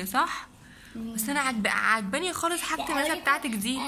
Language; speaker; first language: Arabic; native; Arabic